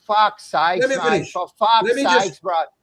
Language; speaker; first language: English; native; English